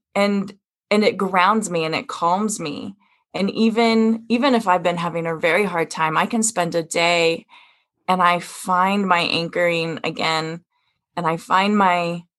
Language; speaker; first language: English; native; English